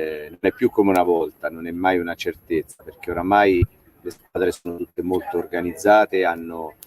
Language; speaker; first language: Italian; native; Italian